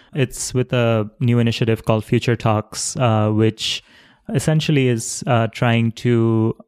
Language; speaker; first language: English; non-native, local second language; Bangla